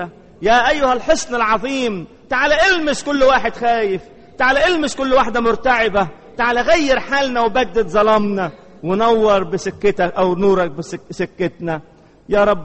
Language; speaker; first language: Arabic; native; Arabic